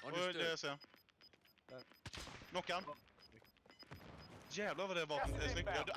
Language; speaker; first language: Swedish; native; Swedish